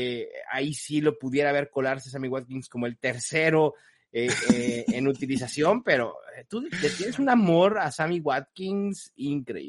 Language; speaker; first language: Spanish; native; Spanish